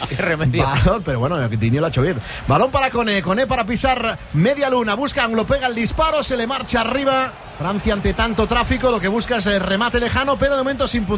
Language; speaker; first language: Spanish; native; Spanish